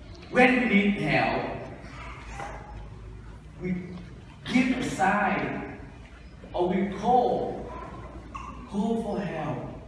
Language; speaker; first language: English; non-native, fluent; Vietnamese